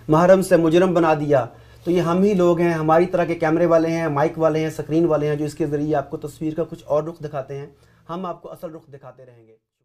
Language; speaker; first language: Urdu; native; Urdu